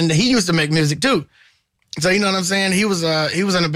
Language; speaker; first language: English; native; English